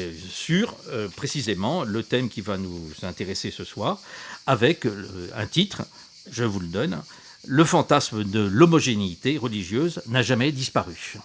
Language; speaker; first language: French; native; French